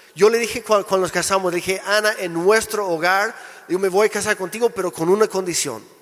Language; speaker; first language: Spanish; non-native, fluent; English